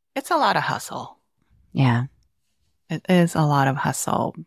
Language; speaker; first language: English; early bilingual, other home language; Vietnamese